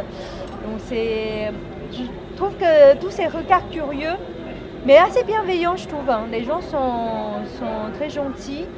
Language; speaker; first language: French; non-native, fluent; Chinese